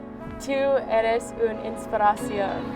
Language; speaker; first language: Spanish; non-native, learner; English